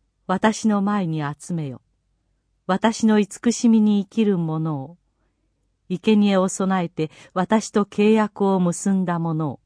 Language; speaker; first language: Japanese; native; Japanese